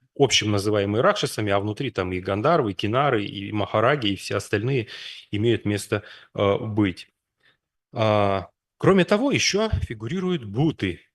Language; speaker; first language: Russian; native; Russian